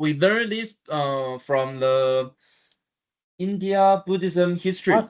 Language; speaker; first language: English; non-native, learner; Chinese